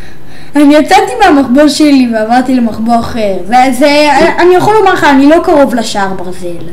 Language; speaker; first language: Hebrew; native; Hebrew